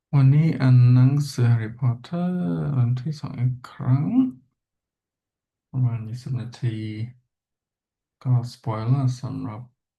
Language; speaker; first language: Thai; non-native, learner; English